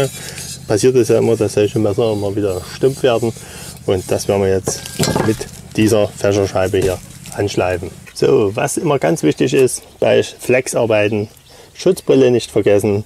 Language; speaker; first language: German; native; German